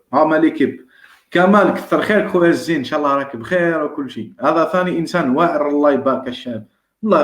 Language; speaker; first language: Arabic; native; Arabic